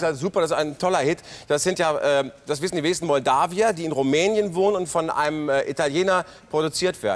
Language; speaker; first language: German; native; German